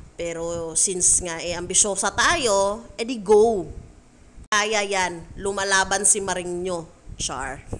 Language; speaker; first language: Filipino; non-native, local second language; Cebuano